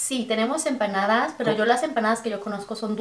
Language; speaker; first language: Spanish; native; Spanish